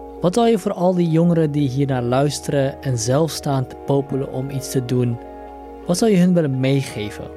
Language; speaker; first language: Dutch; native; Dutch